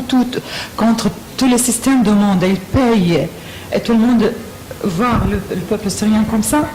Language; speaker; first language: French; non-native, learner; Arabic